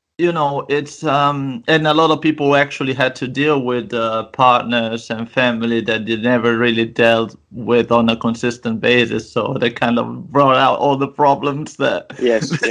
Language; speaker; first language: English; non-native, fluent; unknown